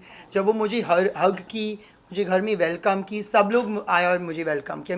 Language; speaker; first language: Hindi; non-native, local second language; English